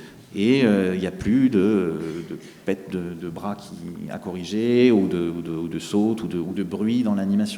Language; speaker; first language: French; native; French